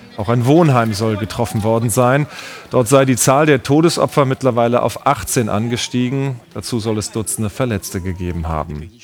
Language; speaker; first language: German; native; German